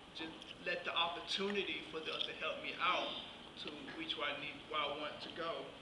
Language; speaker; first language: English; native; English